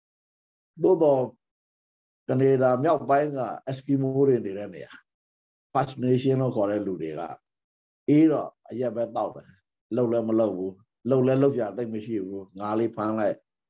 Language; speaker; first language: Burmese; non-native, local second language; Pa'o Karen